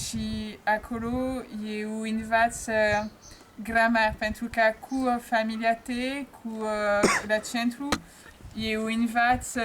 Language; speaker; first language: Romanian; non-native, learner; French